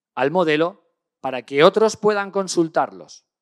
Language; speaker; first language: Spanish; native; Spanish